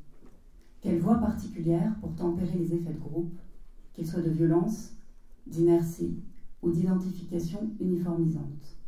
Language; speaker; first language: French; native; French